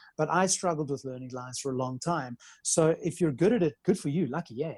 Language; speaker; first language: English; native; English